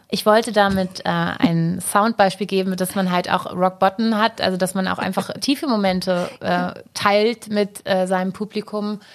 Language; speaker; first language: German; native; German